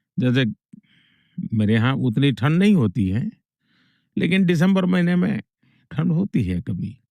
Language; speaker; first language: Hindi; non-native, local second language; Gujarati